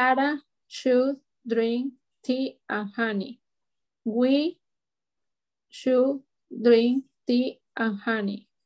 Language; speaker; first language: English; non-native, learner; Spanish